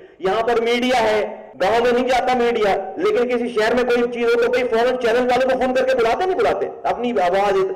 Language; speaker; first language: Urdu; native; Urdu